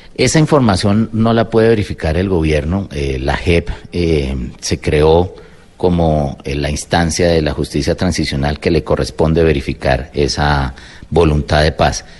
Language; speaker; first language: Spanish; native; Spanish